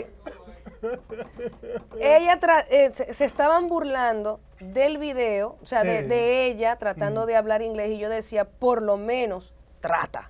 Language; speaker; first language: Spanish; native; Spanish